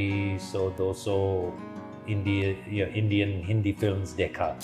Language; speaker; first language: Hindi; non-native, fluent; English